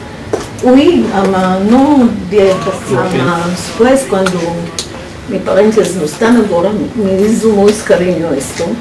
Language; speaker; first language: Spanish; non-native, learner; Hebrew